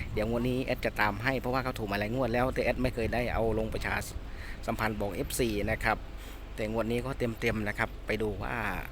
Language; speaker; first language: Thai; native; Thai